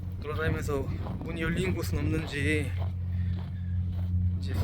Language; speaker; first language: Korean; native; Korean